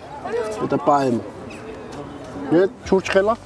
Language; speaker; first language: Russian; non-native, learner; Georgian